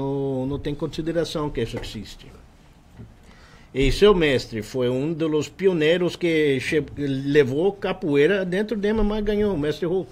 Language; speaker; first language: Portuguese; non-native, learner; Spanish